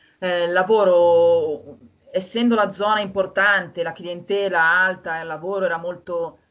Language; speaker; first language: Italian; native; Italian